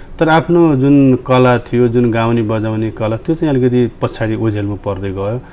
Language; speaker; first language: Nepali; non-native, local second language; Newari